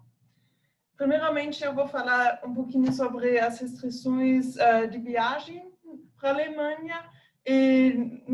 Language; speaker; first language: Portuguese; non-native, fluent; German